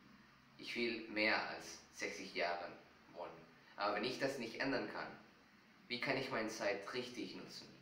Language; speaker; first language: German; non-native, fluent; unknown